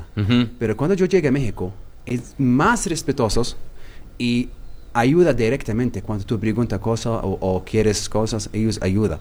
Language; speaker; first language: Spanish; non-native, learner; Arabic